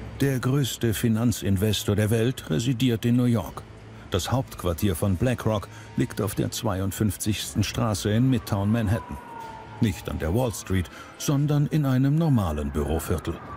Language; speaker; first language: German; native; German